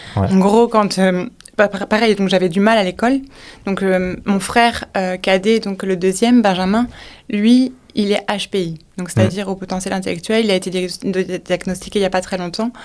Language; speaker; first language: French; native; French